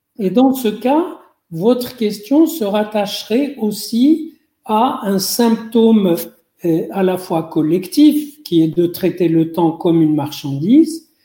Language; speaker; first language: French; non-native, local second language; Arabic